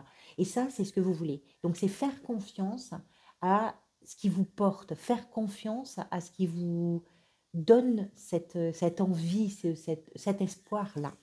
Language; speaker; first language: French; native; French